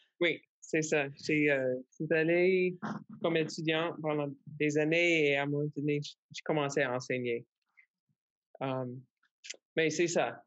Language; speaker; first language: French; non-native, fluent; English